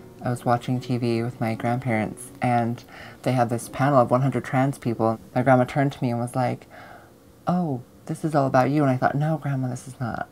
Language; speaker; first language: English; native; English